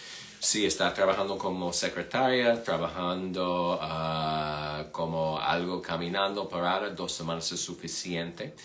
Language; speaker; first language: Spanish; non-native, fluent; English